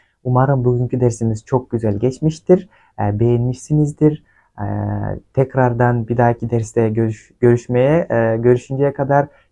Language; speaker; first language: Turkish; non-native, fluent; Kyrgyz